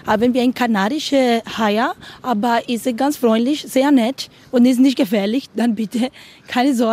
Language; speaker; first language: German; non-native, learner; Spanish